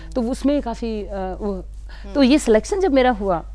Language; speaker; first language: Hindi; native; Hindi